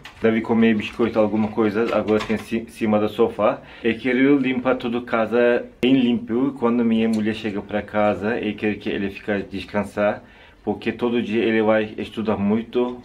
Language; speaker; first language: Portuguese; non-native, learner; Turkish